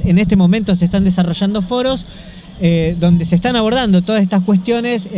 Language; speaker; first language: Spanish; native; Spanish